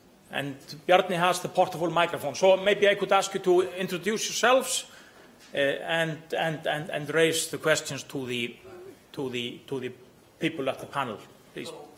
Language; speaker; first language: English; non-native, fluent; Icelandic